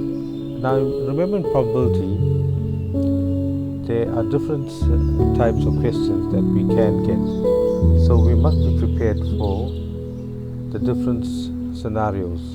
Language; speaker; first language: English; native; English